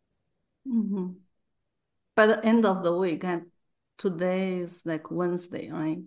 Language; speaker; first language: English; non-native, fluent; Chinese